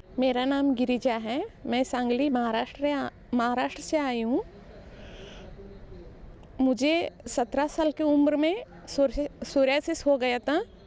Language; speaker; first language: Hindi; non-native, local second language; Marathi